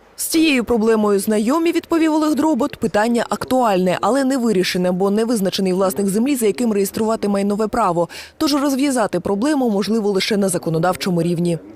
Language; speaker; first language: Ukrainian; native; Ukrainian